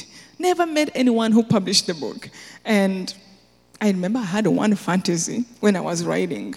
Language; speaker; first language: English; non-native, local second language; Kinyarwanda